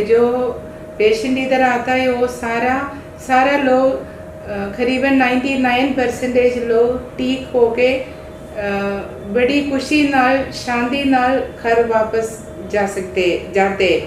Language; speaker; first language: Hindi; non-native, local second language; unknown